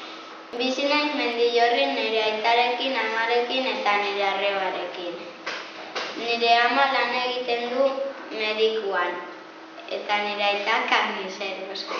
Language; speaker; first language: Basque; non-native, local second language; Spanish